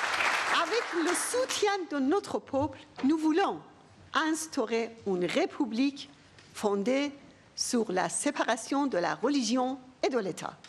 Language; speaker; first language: French; non-native, fluent; Persian